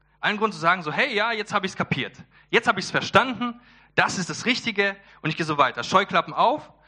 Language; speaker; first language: German; early bilingual, other home language; Polish